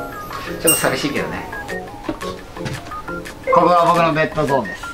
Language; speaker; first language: Japanese; native; Japanese